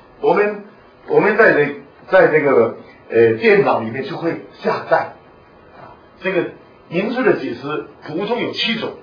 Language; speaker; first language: Chinese; non-native, local second language; Hakka Chinese